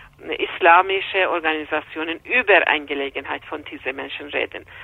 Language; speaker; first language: German; non-native, fluent; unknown